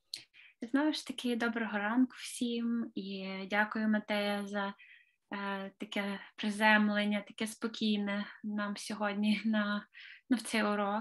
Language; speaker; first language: Ukrainian; native; Ukrainian